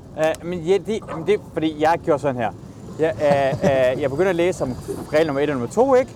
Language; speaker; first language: Danish; early bilingual, other home language; Persian